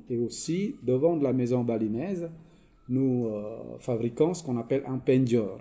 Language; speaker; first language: French; non-native, fluent; Balinese